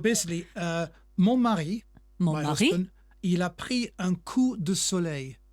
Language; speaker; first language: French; non-native, fluent; English